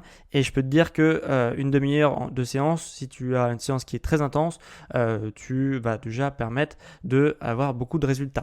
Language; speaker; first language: French; native; French